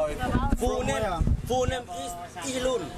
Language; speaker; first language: English; non-native, learner; Lao